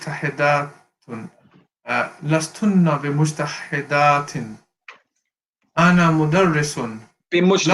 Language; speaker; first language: Arabic; non-native, learner; English